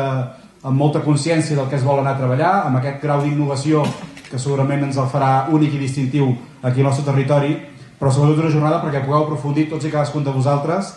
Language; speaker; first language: Catalan; native; Catalan